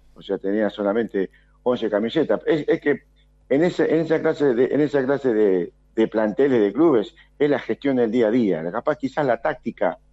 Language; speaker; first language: Spanish; native; Spanish